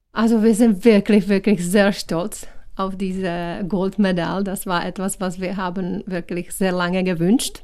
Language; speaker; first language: German; non-native, learner; Czech